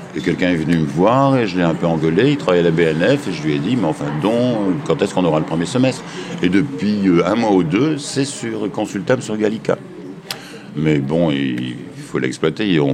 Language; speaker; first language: French; native; French